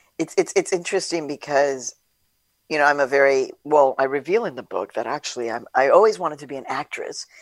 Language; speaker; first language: English; early bilingual, other home language; Spanish